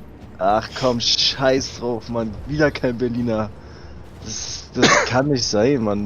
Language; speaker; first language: German; native; German